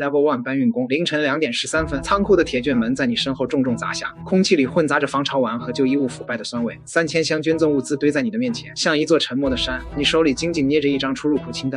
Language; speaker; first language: Chinese; native; Chinese